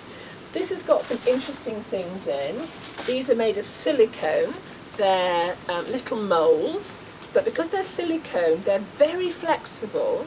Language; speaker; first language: English; native; English